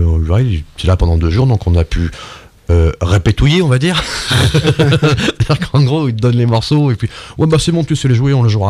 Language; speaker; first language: French; native; French